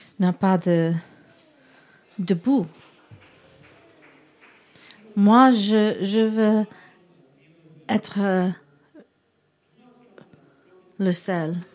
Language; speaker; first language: French; non-native, learner; English